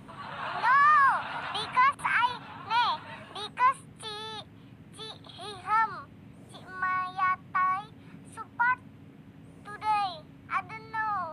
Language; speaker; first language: English; non-native, learner; Indonesian